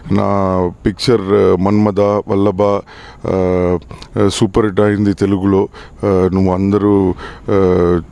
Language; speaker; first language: Telugu; non-native, learner; Tamil